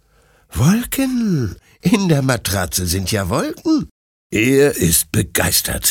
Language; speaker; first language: German; native; German